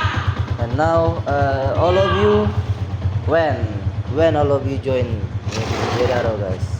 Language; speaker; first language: English; non-native, learner; Indonesian